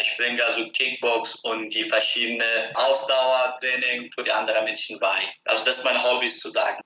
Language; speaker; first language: German; non-native, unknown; Persian